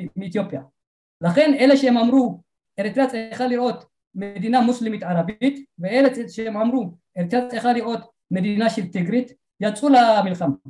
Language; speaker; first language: Hebrew; non-native, fluent; Tigrinya